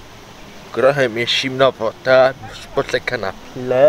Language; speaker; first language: Polish; non-native, learner; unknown